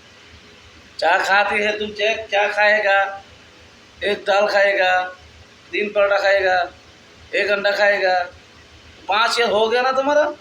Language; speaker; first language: Hindi; non-native, learner; Bangla